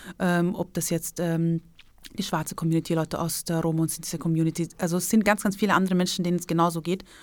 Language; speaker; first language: German; early bilingual, other home language; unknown